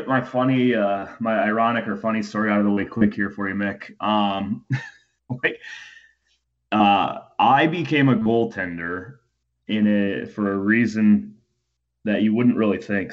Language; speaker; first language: English; native; English